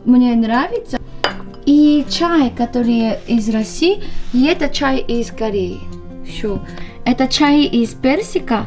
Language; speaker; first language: Russian; non-native, learner; Korean